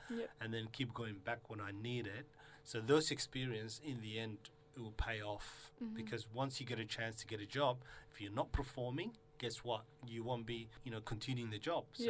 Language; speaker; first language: English; non-native, fluent; Somali